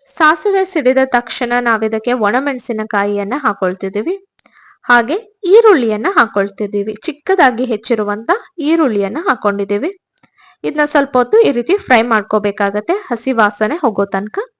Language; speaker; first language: Kannada; non-native, local second language; Konkani